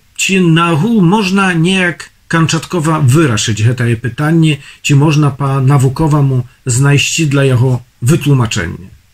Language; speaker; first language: Belarusian; native; Belarusian